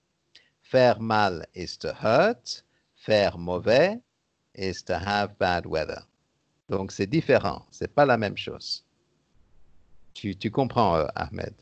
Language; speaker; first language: French; native; French